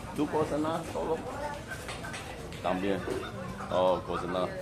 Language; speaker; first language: Spanish; non-native, learner; English